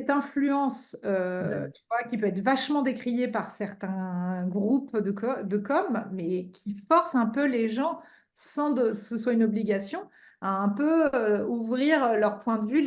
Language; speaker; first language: French; native; French